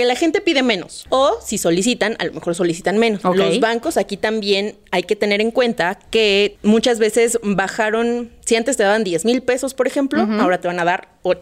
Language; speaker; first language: Spanish; native; Spanish